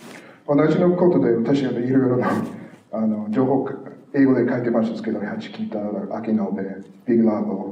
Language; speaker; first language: Japanese; non-native, fluent; English